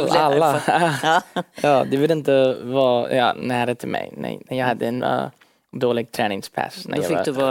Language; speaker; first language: Swedish; early bilingual, heritage; English